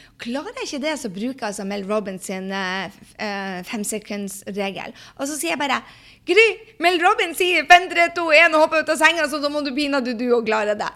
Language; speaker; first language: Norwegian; early bilingual, heritage; Norwegian